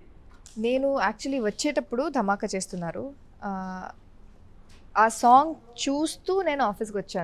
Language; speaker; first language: Telugu; non-native, local second language; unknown